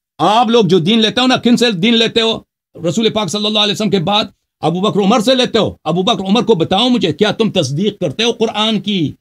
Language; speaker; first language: Urdu; non-native, fluent; Persian